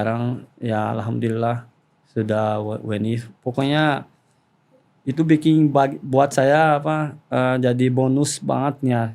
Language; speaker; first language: Indonesian; non-native, fluent; Portuguese